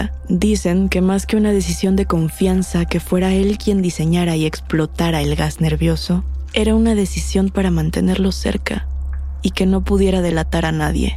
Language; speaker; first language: Spanish; native; Spanish